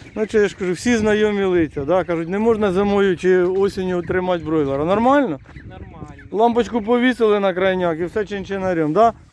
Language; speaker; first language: Ukrainian; native; Ukrainian